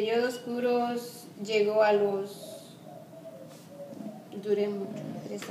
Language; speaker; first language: Spanish; native; Spanish